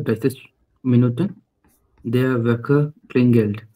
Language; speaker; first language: German; non-native, learner; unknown